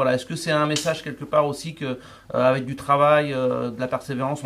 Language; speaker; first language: French; native; French